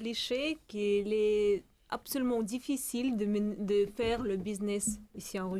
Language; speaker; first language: French; non-native, fluent; Russian